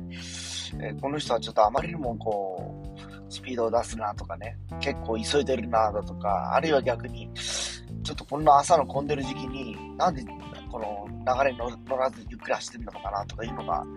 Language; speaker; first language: Japanese; native; Japanese